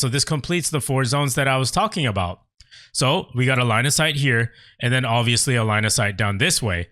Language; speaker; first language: English; native; English